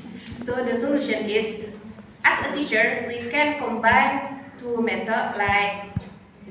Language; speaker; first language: English; non-native, learner; Indonesian